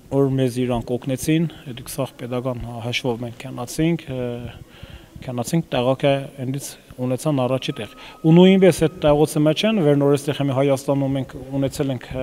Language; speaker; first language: Armenian; native; Armenian